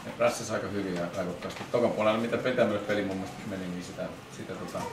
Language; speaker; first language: Finnish; native; Finnish